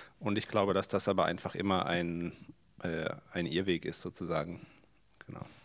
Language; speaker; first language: German; native; German